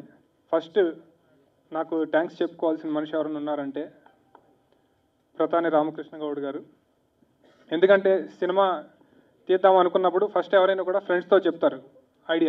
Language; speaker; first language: Telugu; native; Telugu